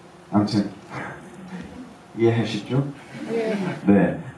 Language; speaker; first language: Korean; early bilingual, heritage; English